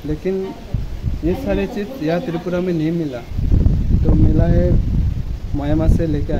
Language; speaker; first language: Hindi; non-native, local second language; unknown